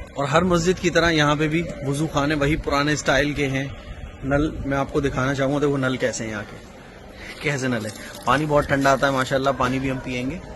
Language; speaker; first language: Urdu; native; Urdu